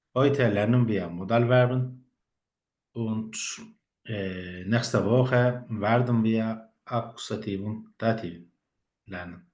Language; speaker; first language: German; non-native, fluent; Turkish